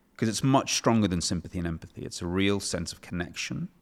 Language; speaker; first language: English; native; English